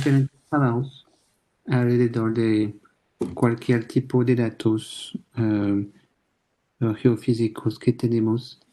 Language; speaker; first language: Spanish; non-native, fluent; French